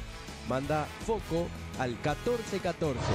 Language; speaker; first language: Spanish; native; Spanish